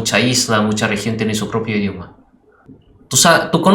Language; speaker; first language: Spanish; non-native, fluent; Indonesian